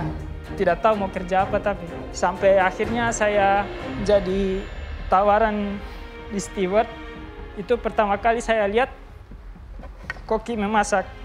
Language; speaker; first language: Indonesian; non-native, local second language; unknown